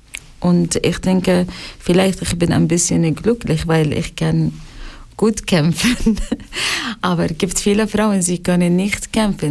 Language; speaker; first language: German; non-native, learner; Arabic